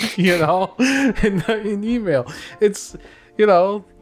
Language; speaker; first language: English; native; English